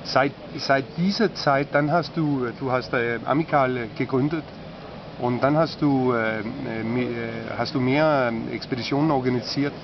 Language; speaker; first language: German; non-native, fluent; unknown